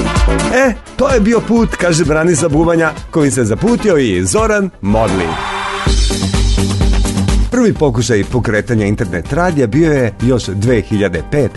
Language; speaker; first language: Serbian; native; Serbian